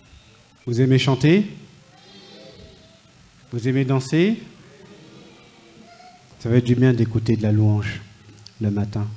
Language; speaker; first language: French; native; French